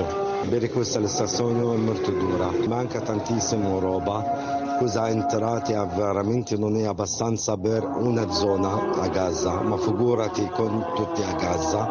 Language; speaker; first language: Italian; non-native, learner; Arabic